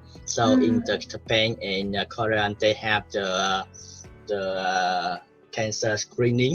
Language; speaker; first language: English; non-native, learner; Vietnamese